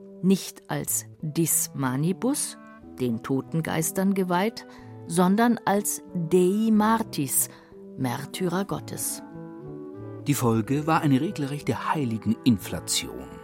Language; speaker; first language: German; native; German